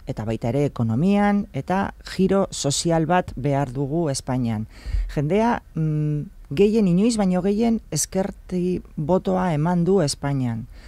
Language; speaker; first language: Basque; non-native, local second language; Spanish